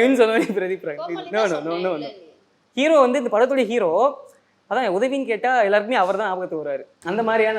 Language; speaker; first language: Tamil; native; Tamil